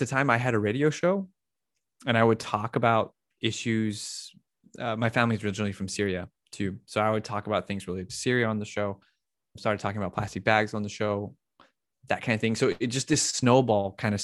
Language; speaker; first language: English; native; English